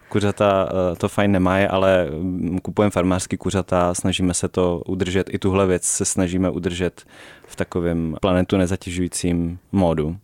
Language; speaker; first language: Czech; native; Czech